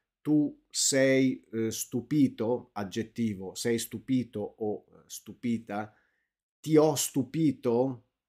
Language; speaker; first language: Italian; native; Italian